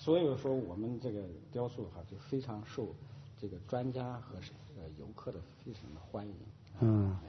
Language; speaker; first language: Chinese; native; Chinese